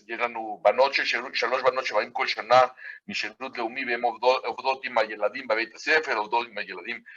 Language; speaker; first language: Hebrew; non-native, fluent; Spanish